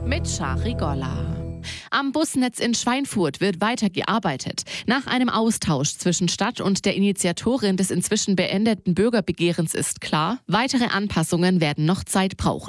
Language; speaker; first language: German; native; German